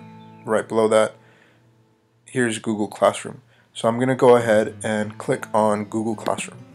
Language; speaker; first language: English; native; English